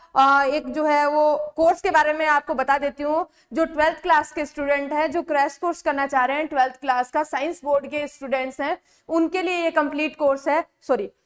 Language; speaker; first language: Hindi; native; Hindi